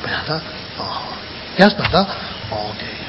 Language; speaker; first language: Russian; non-native, learner; Tibetan